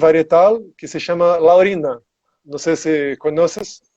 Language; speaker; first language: Spanish; non-native, learner; Portuguese